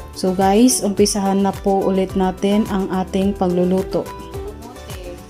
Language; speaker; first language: Filipino; non-native, local second language; Iloko